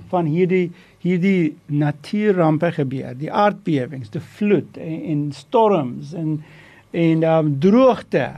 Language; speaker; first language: Afrikaans; non-native, fluent; Turkish